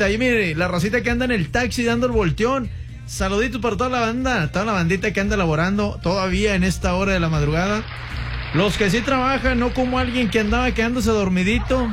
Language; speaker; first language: Spanish; native; Spanish